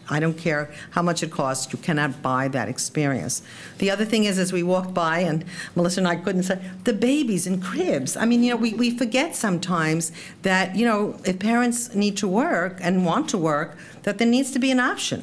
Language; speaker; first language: English; early bilingual, other home language; Spanish